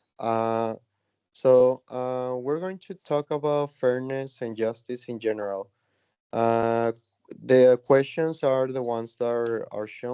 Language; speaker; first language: English; non-native, learner; Spanish